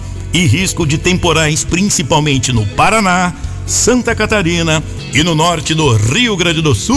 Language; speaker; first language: Portuguese; native; Portuguese